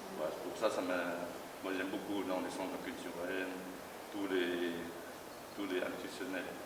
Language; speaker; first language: French; non-native, learner; Chinese